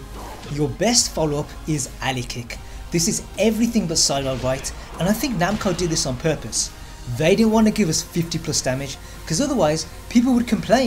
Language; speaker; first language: English; native; English